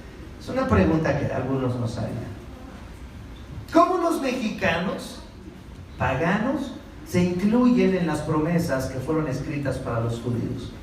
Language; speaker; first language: Spanish; native; Spanish